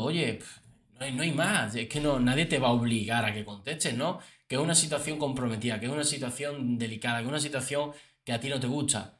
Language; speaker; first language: Spanish; native; Spanish